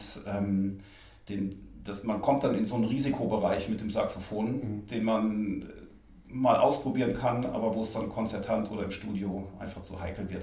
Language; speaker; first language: German; native; German